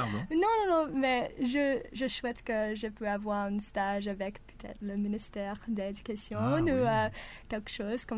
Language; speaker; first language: French; non-native, learner; English